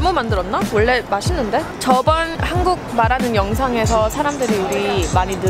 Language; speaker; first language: Korean; early bilingual, heritage; English